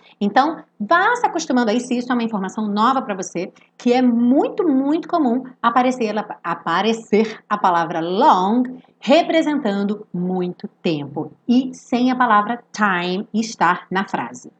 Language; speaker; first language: Portuguese; native; Portuguese